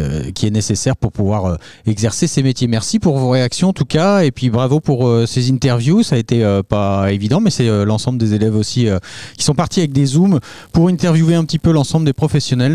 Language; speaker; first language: French; native; French